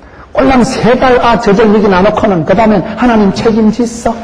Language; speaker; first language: Korean; native; Korean